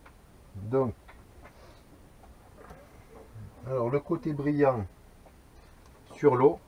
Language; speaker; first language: French; native; French